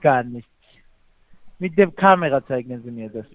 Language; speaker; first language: German; non-native, fluent; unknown